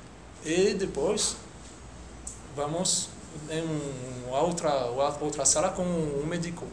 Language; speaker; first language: Portuguese; non-native, fluent; French